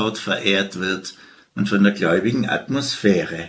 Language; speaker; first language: German; native; German